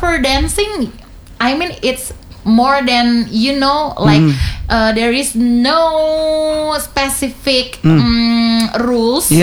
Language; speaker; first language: English; non-native, learner; Indonesian